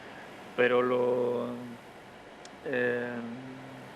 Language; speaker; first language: Spanish; native; Spanish